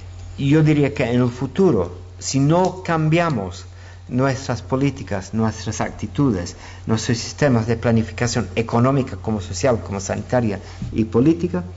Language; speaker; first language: Spanish; non-native, fluent; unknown